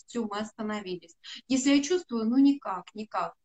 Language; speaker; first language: Russian; native; Russian